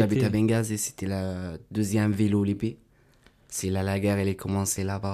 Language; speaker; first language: French; non-native, learner; Arabic